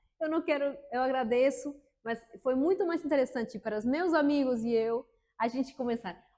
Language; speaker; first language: Portuguese; non-native, fluent; Spanish